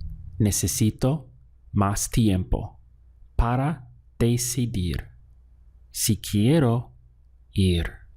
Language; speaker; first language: Spanish; non-native, fluent; English